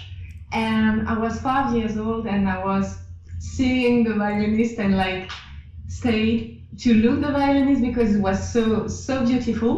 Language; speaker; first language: English; non-native, fluent; French